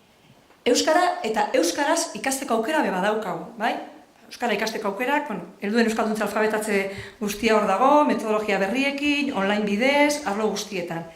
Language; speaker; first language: Basque; native; Basque